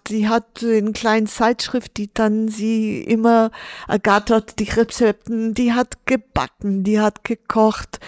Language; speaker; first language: German; non-native, fluent; Portuguese